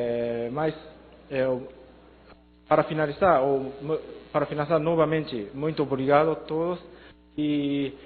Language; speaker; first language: Portuguese; non-native, learner; Japanese